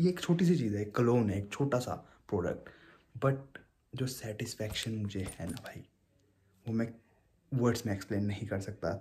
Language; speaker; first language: Hindi; native; Hindi